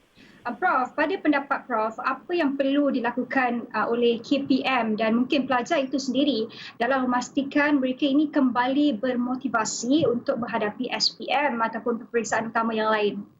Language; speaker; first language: Malay; native; Malay